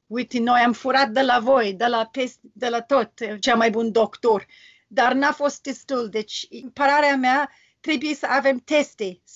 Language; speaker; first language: Romanian; non-native, learner; English